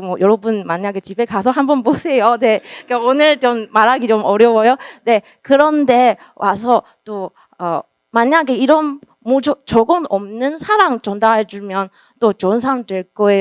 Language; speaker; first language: Korean; non-native, learner; Chinese